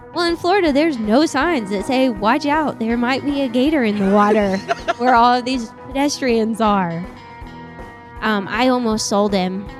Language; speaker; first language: English; native; English